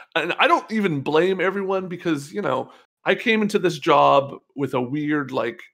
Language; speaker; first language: English; native; English